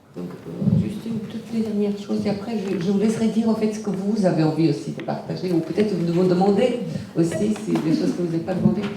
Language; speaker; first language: French; native; French